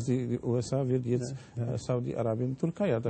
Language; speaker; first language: German; non-native, fluent; Polish